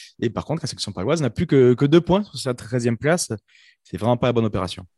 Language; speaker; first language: French; native; French